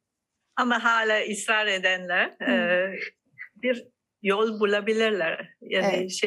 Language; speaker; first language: Turkish; non-native, fluent; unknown